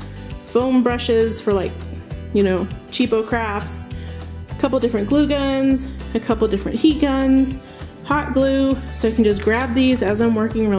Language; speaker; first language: English; native; English